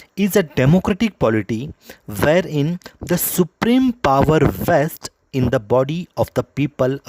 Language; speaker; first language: English; non-native, local second language; Marathi